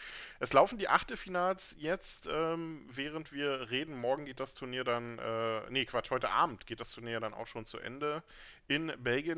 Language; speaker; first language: German; native; German